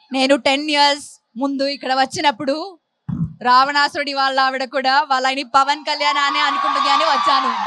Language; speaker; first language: Telugu; non-native, fluent; Malayalam